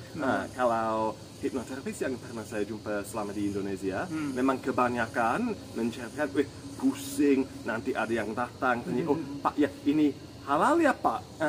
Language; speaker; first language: Indonesian; non-native, fluent; English